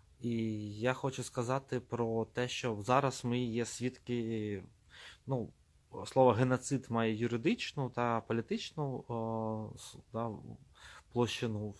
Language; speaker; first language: Ukrainian; non-native, local second language; Russian